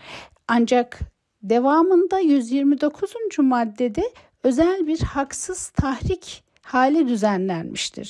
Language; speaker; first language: Turkish; native; Turkish